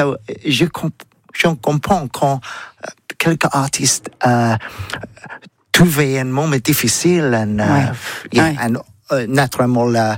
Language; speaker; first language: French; non-native, learner; English